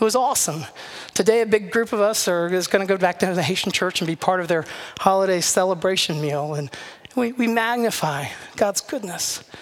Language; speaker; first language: English; native; English